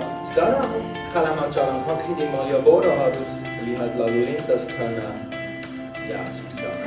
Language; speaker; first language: Indonesian; non-native, learner; English